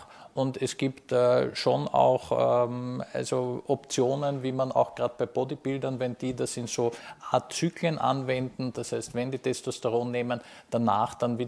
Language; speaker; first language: German; native; German